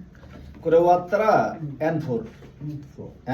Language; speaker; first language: Japanese; non-native, learner; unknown